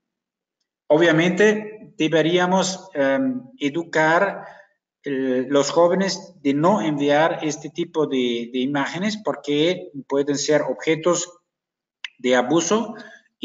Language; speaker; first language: Spanish; non-native, fluent; German